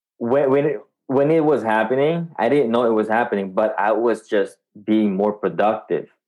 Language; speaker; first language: English; non-native, local second language; Filipino